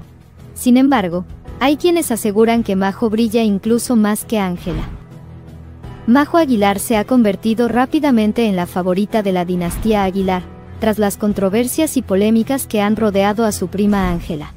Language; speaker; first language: Spanish; native; Spanish